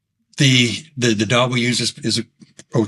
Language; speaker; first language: English; native; English